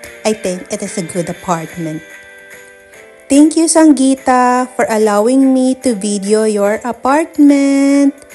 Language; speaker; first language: English; non-native, local second language; Filipino